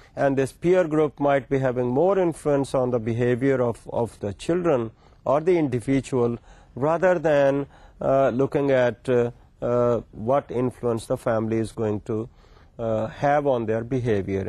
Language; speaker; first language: English; non-native, local second language; Urdu